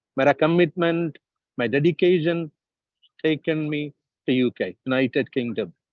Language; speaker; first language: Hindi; non-native, local second language; Malayalam